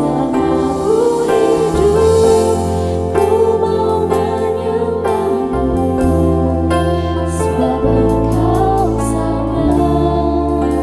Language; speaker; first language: Indonesian; native; Indonesian